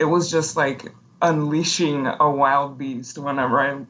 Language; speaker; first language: English; non-native, fluent; Spanish